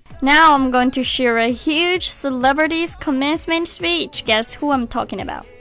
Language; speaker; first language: English; non-native, fluent; Chinese